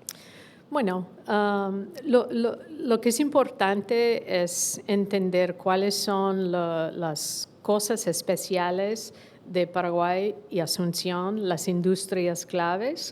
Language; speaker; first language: Spanish; non-native, fluent; English